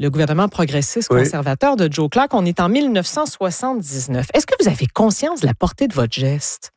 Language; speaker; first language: French; native; French